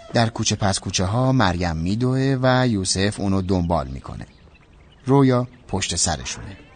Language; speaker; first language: Persian; native; Persian